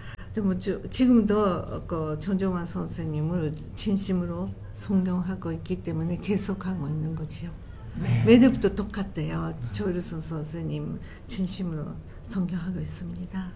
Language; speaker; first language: Korean; non-native, fluent; Japanese